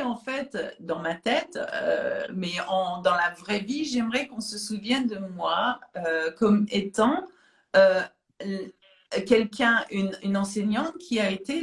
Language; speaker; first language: French; native; French